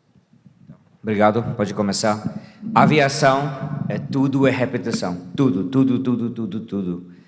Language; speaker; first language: Portuguese; non-native, fluent; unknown